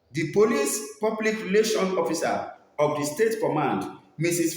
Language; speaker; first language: English; non-native, local second language; Yoruba